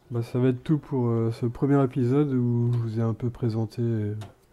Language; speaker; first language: French; native; French